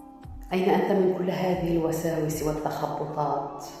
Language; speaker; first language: Arabic; non-native, local second language; Kurdish